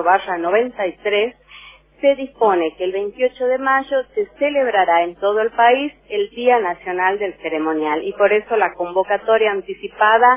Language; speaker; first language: Spanish; native; Spanish